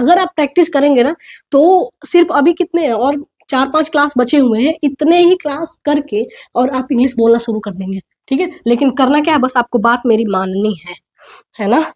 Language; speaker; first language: Hindi; native; Hindi